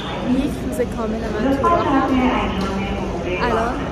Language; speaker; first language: Persian; native; Persian